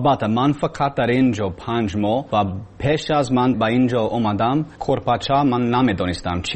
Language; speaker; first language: Persian; non-native, learner; English